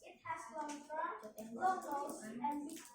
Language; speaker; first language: English; non-native, learner; Indonesian